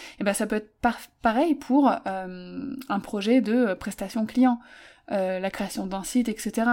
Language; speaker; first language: French; native; French